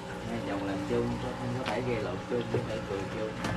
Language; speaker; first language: Vietnamese; native; Vietnamese